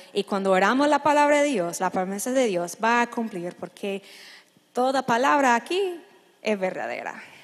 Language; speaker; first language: Spanish; non-native, fluent; English